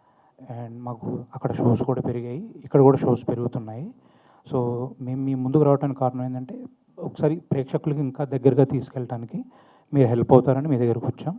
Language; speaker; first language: Telugu; native; Telugu